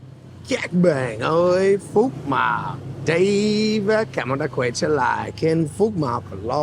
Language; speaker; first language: Vietnamese; non-native, learner; English